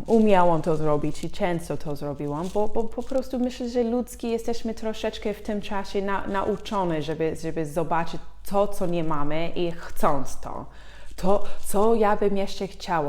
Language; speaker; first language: Polish; non-native, fluent; English